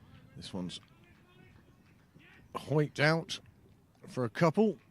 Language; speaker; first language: English; native; English